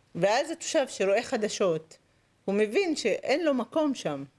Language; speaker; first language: Hebrew; native; Hebrew